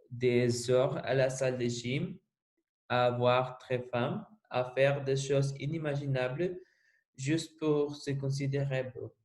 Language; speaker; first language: French; non-native, learner; Spanish